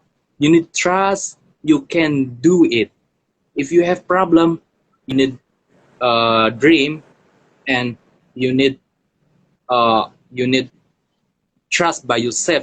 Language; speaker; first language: English; non-native, learner; Indonesian